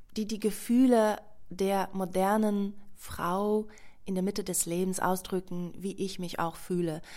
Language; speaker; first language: German; non-native, fluent; Russian